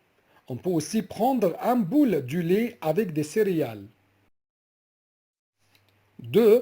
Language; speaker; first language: French; non-native, fluent; Arabic